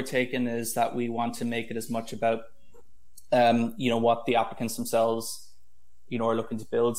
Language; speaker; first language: English; native; English